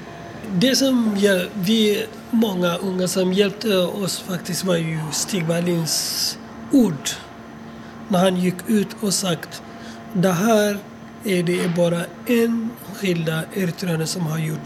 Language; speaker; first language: Swedish; non-native, fluent; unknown